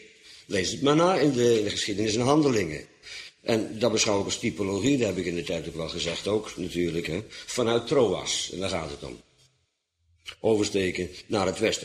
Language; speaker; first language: Dutch; native; Dutch